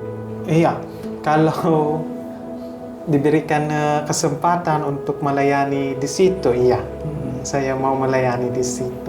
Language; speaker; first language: Indonesian; non-native, fluent; Hiligaynon